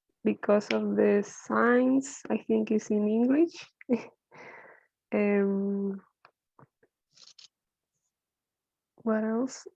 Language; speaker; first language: English; non-native, learner; Spanish